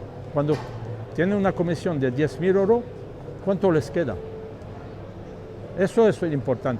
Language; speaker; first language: Spanish; non-native, learner; French